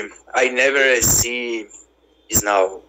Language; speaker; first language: English; non-native, learner; Portuguese